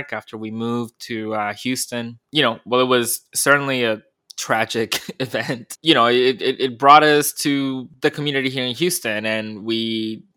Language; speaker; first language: English; early bilingual, other home language; Spanish